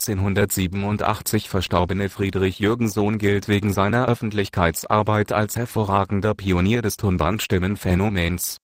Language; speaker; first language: German; native; German